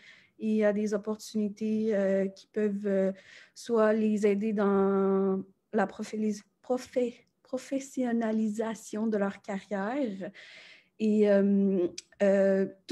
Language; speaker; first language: French; native; French